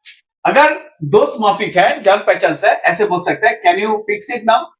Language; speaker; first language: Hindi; non-native, local second language; Bangla